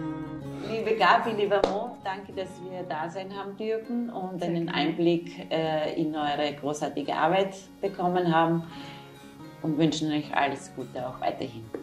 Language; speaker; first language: German; native; German